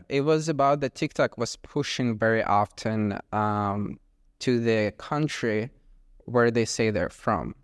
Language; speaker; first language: English; non-native, fluent; Ukrainian